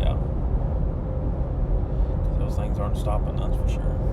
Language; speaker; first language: English; native; English